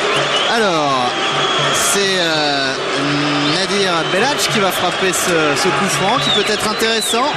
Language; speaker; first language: French; native; French